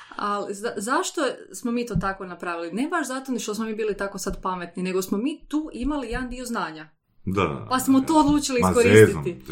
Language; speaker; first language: Croatian; native; Croatian